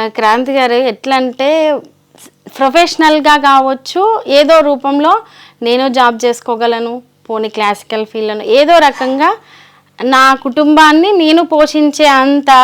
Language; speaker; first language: Telugu; native; Telugu